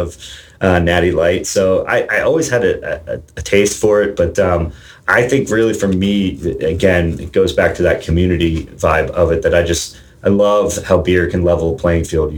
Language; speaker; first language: English; native; English